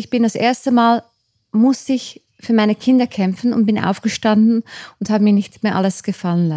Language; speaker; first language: German; early bilingual, other home language; Dutch